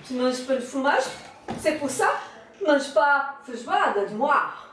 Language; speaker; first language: French; non-native, learner; Portuguese